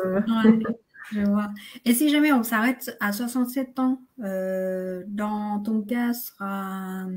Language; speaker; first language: French; non-native, fluent; Vietnamese